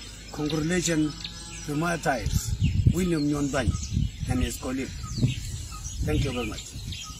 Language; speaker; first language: English; non-native, fluent; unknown